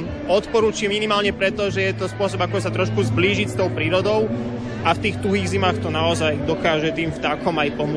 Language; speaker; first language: Slovak; native; Slovak